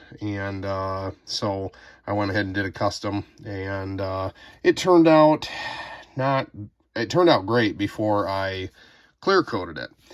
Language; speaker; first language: English; native; English